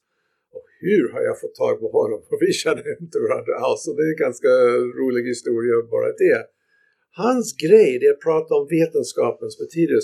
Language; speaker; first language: Swedish; non-native, fluent; English